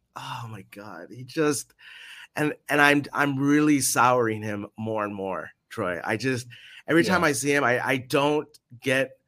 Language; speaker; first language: English; native; English